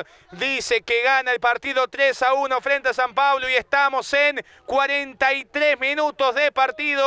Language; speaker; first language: Spanish; native; Spanish